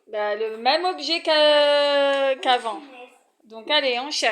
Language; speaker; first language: French; native; French